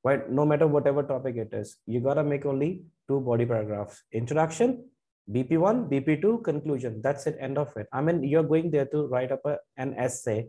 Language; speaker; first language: English; non-native, local second language; Punjabi